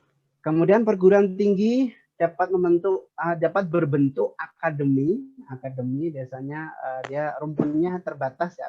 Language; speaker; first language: Indonesian; native; Indonesian